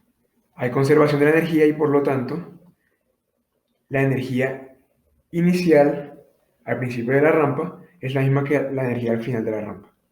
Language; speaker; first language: Spanish; native; Spanish